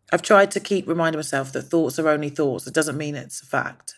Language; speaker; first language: English; native; English